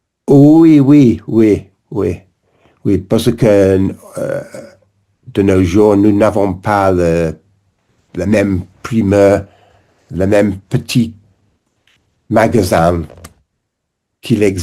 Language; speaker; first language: French; non-native, learner; English